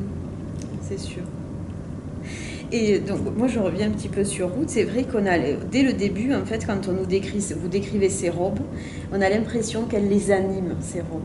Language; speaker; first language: French; native; French